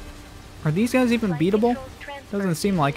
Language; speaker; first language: English; native; English